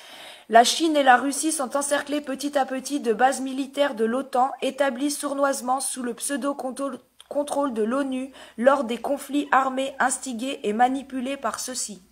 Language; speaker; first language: French; native; French